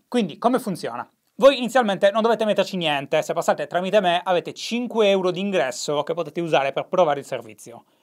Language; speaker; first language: Italian; native; Italian